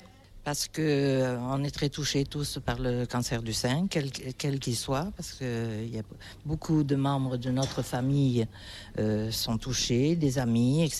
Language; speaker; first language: French; native; French